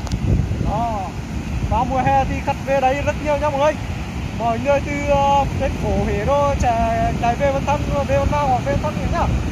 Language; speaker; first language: Vietnamese; native; Vietnamese